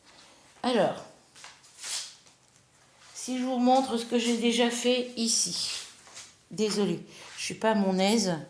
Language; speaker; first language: French; native; French